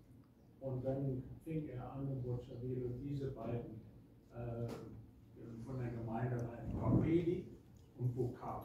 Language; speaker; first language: German; early bilingual, heritage; German